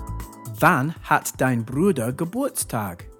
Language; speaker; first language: German; non-native, fluent; English